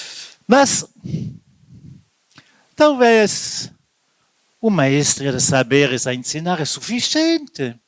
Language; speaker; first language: Portuguese; non-native, learner; French